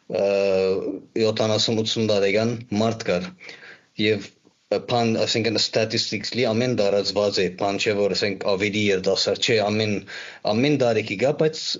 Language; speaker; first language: Armenian; early bilingual, heritage; Armenian